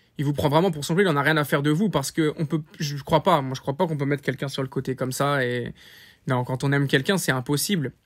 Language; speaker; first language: French; native; French